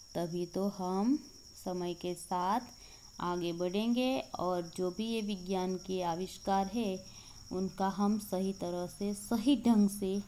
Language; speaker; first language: Hindi; non-native, local second language; Gujarati